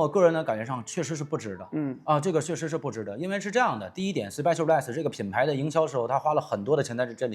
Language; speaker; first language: Chinese; native; Chinese